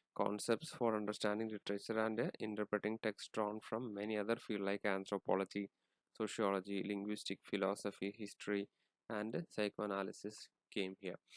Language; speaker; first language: English; non-native, local second language; Malayalam